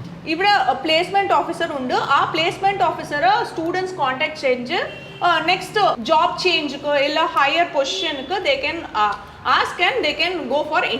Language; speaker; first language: Malayalam; non-native, learner; Tamil